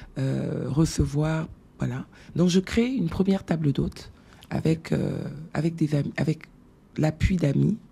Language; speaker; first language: French; native; French